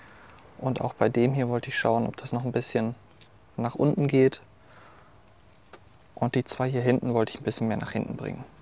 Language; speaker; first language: German; native; German